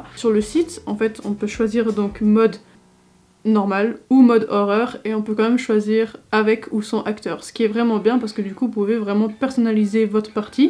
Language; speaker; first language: French; native; French